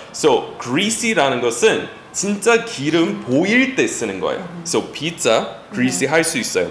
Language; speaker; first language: Korean; non-native, fluent; English